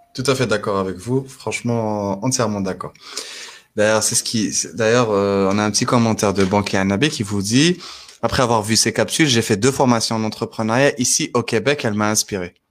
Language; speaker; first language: French; non-native, local second language; Arabic